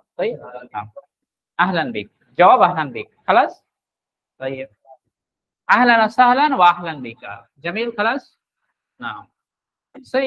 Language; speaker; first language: Arabic; non-native, fluent; Bangla